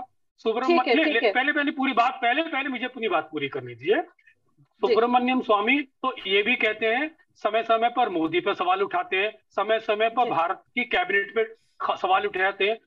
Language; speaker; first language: Hindi; native; Hindi